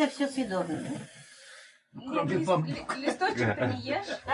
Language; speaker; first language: Russian; native; Russian